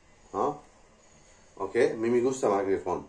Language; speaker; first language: Spanish; non-native, learner; English